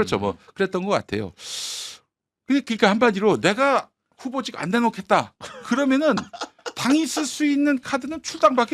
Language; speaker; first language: Korean; native; Korean